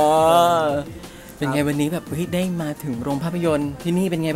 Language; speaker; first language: Thai; native; Thai